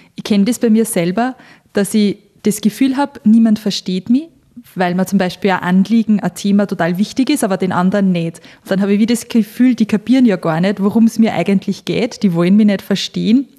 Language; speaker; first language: German; native; German